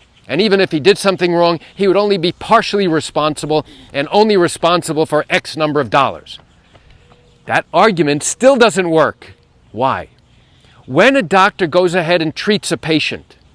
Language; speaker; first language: English; native; English